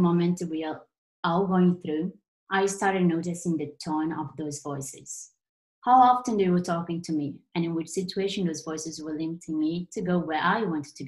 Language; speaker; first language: English; non-native, fluent; Portuguese